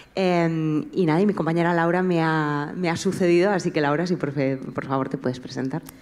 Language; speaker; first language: Spanish; native; Spanish